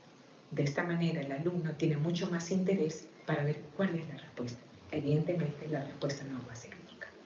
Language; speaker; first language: Spanish; native; Spanish